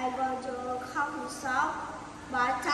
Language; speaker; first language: English; non-native, learner; Vietnamese